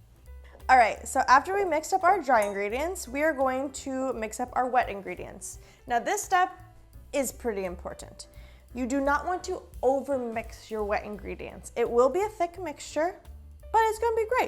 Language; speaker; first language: English; native; English